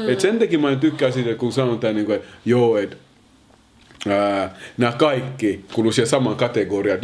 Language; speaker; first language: Finnish; early bilingual, other home language; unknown